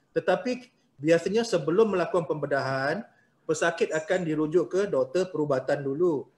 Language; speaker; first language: Malay; native; Malay